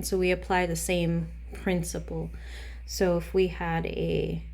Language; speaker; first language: English; native; English